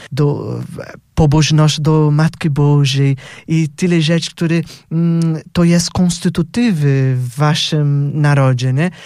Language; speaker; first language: Polish; non-native, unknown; Portuguese